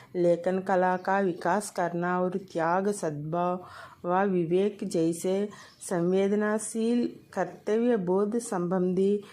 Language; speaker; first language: Hindi; non-native, local second language; Telugu